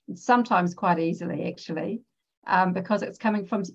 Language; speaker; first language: English; native; English